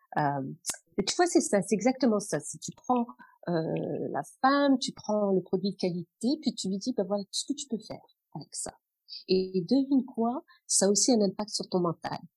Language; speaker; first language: French; non-native, local second language; Arabic